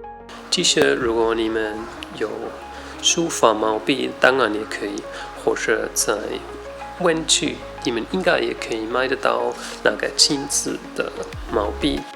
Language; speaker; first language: Chinese; non-native, fluent; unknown